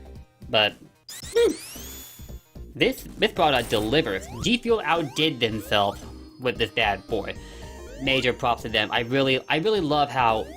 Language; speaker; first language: English; native; English